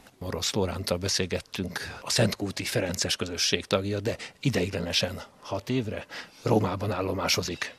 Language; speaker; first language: Hungarian; native; Hungarian